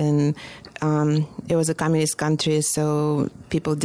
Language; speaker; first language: English; non-native, fluent; Russian